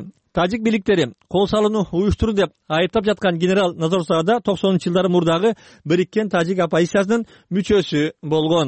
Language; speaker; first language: Kyrgyz; native; Kyrgyz